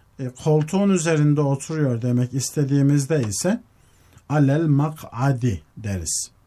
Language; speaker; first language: Turkish; native; Turkish